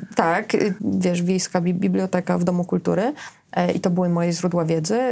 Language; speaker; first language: Polish; native; Polish